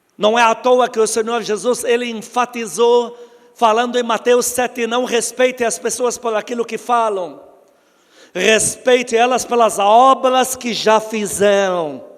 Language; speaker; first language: Portuguese; non-native, fluent; Arabic